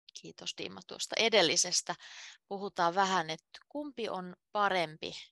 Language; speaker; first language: Finnish; native; Finnish